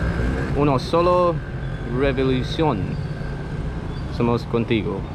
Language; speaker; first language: Spanish; non-native, learner; English